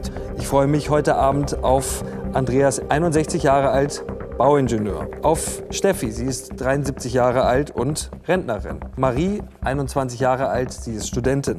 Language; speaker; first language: German; native; German